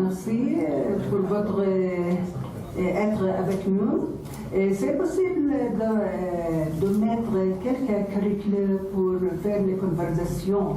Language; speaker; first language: French; non-native, learner; Arabic